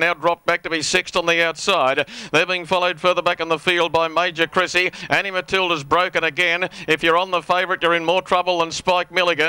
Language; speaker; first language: English; native; English